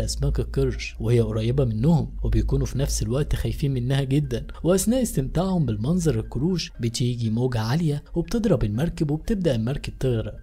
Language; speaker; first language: Arabic; native; Arabic